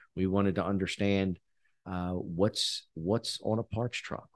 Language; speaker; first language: English; native; English